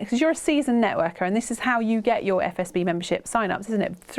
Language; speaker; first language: English; native; English